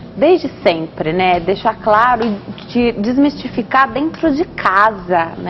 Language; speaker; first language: Portuguese; native; Portuguese